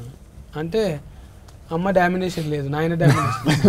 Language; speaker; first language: Telugu; native; Telugu